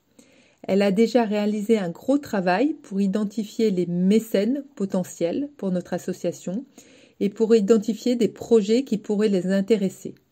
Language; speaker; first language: French; native; French